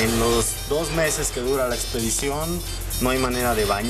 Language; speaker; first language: Spanish; native; Spanish